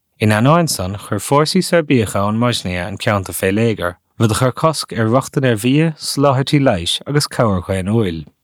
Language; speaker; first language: Irish; native; Irish